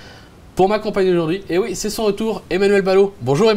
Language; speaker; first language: French; native; French